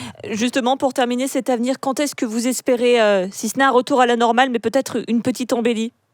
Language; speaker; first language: French; native; French